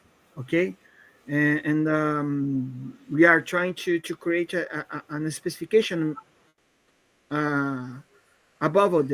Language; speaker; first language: English; non-native, fluent; Portuguese